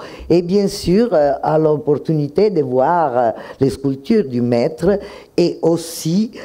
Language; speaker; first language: French; non-native, fluent; Italian